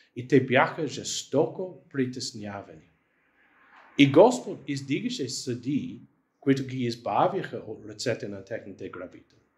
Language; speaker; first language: Bulgarian; non-native, fluent; English